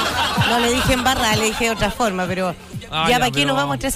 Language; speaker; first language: Spanish; native; Spanish